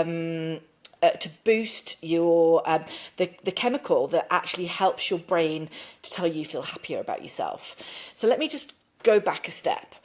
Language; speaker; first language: English; native; English